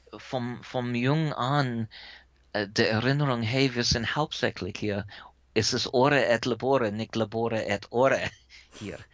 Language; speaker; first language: German; non-native, fluent; English